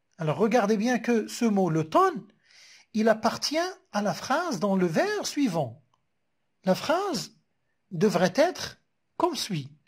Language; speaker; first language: French; non-native, local second language; Arabic